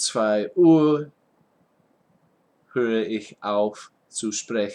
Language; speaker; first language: German; non-native, learner; English